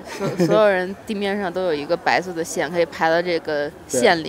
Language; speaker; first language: Chinese; native; Chinese